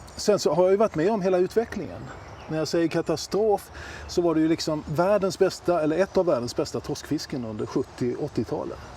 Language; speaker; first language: Swedish; native; Swedish